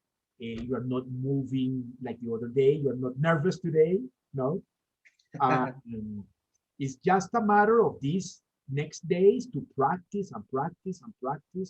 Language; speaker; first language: English; non-native, fluent; Spanish